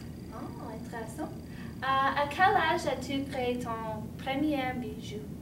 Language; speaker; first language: French; non-native, learner; English